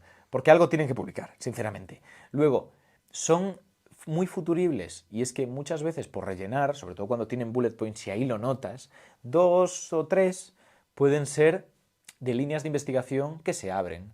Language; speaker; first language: Spanish; native; Spanish